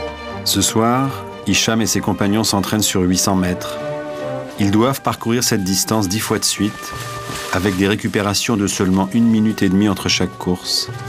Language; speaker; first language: French; native; French